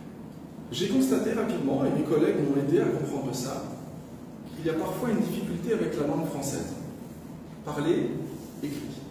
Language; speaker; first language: French; native; French